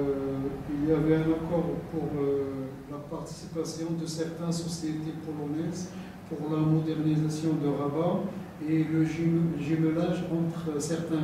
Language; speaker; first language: French; non-native, local second language; Arabic